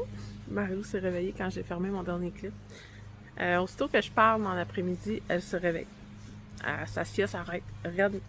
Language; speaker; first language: French; native; French